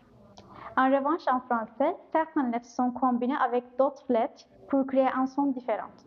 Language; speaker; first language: French; non-native, fluent; Turkish